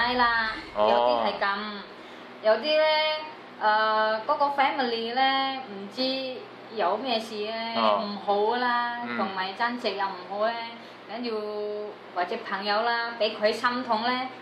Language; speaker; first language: Cantonese; non-native, learner; Indonesian